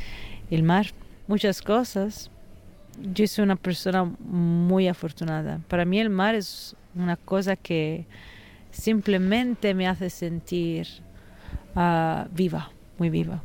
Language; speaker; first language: Spanish; non-native, fluent; Italian